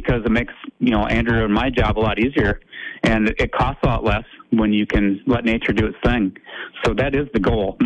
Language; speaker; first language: English; native; English